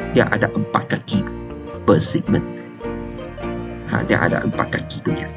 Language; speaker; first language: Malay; non-native, local second language; Chinese